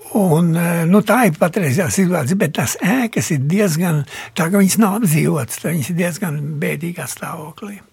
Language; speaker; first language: Latvian; early bilingual, heritage; Latvian